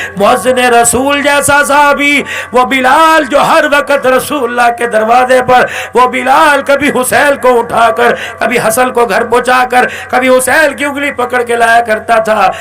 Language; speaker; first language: Urdu; non-native, local second language; Punjabi